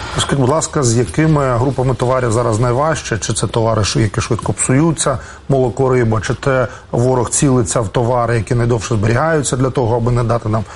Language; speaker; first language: Ukrainian; native; Ukrainian